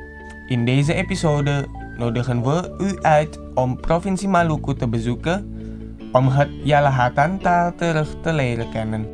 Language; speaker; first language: Dutch; non-native, fluent; Indonesian